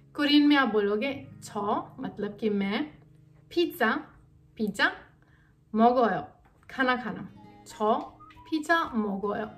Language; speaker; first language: Hindi; native; Hindi